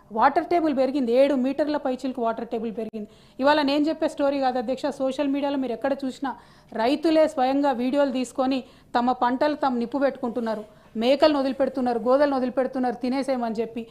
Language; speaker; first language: Telugu; native; Telugu